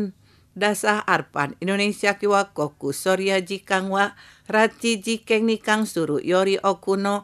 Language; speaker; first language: Japanese; non-native, fluent; Indonesian